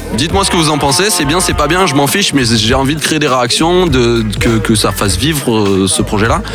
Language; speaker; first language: French; native; French